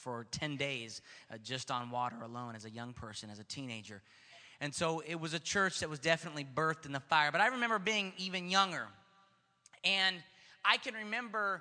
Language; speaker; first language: English; native; English